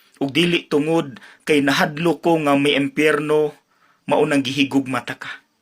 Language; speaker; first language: Cebuano; native; Cebuano